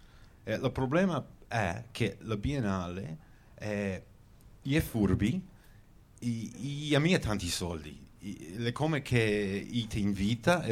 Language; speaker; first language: Italian; early bilingual, heritage; Venetian